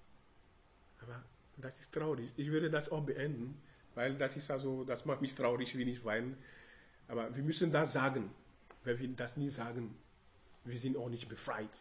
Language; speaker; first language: German; non-native, learner; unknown